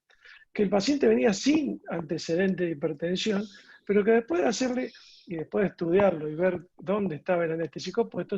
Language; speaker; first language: Spanish; native; Spanish